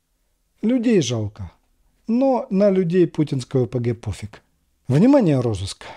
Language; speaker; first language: Russian; native; Russian